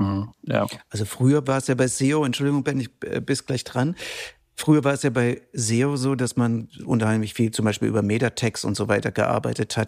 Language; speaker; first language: German; native; German